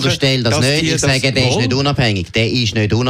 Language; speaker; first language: German; native; German